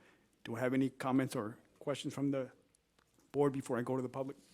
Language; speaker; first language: English; native; English